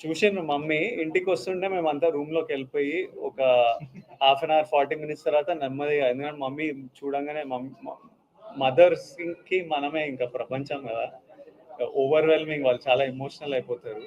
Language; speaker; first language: Telugu; native; Telugu